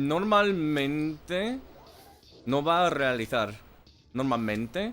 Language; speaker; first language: Spanish; non-native, learner; English